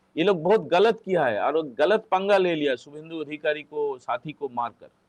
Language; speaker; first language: Hindi; non-native, local second language; Bangla